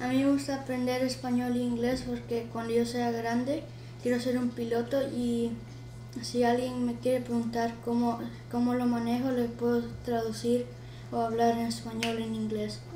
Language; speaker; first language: Spanish; early bilingual, heritage; Spanish